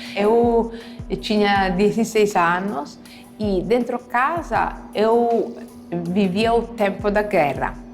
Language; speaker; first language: Portuguese; non-native, fluent; Italian